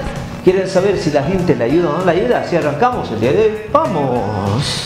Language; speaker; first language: Spanish; native; Spanish